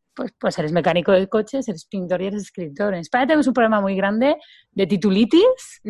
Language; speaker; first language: Spanish; native; Spanish